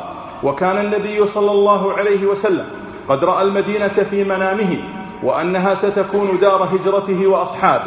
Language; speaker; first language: Arabic; native; Arabic